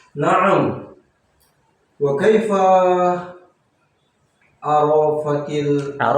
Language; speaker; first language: Arabic; non-native, learner; Indonesian